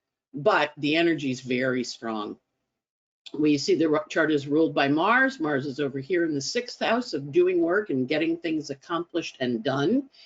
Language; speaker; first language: English; native; English